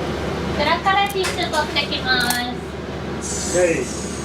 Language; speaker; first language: Japanese; native; Japanese